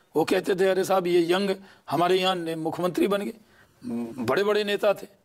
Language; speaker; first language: Hindi; native; Hindi